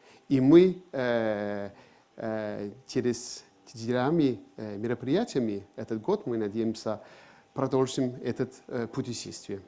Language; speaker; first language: Russian; non-native, fluent; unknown